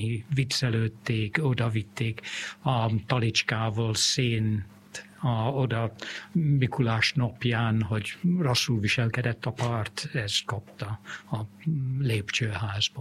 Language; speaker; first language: Hungarian; non-native, fluent; English